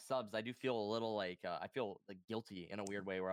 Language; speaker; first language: English; native; English